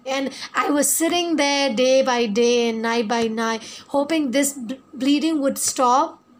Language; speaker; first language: English; non-native, fluent; Burmese